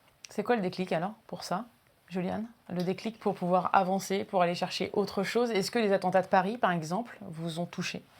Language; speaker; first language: French; native; French